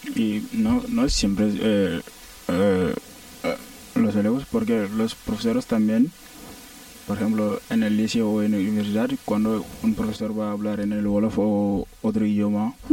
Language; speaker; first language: Spanish; non-native, learner; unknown